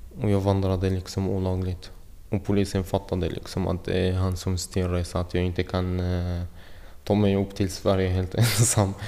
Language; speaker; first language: Swedish; non-native, fluent; Arabic